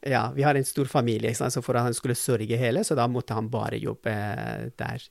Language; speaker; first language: Norwegian; non-native, fluent; Persian